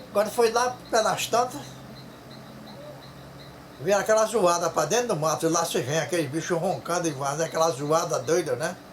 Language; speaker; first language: Portuguese; native; Portuguese